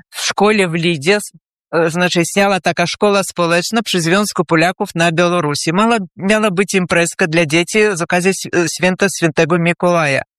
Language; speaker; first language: Polish; early bilingual, heritage; Polish